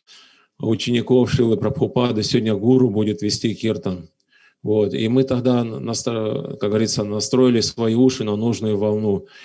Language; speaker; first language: Russian; native; Russian